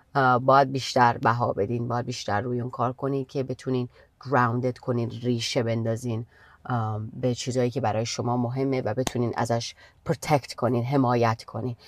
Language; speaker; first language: Persian; native; Persian